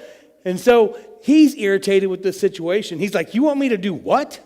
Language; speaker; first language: English; native; English